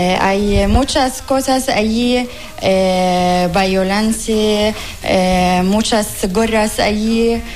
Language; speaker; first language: Spanish; non-native, learner; Arabic